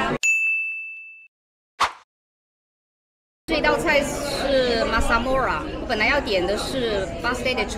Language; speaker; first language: Spanish; non-native, learner; Chinese